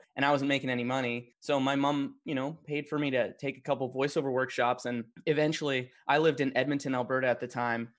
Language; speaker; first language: English; native; English